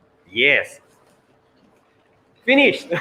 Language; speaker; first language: English; non-native, learner; Korean